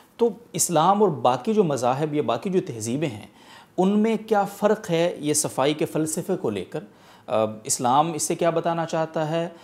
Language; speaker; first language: Urdu; native; Urdu